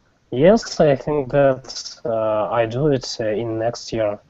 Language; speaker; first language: English; non-native, learner; Russian